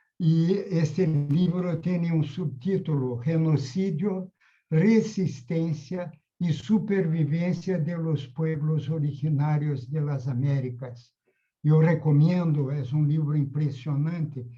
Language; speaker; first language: Spanish; non-native, fluent; Portuguese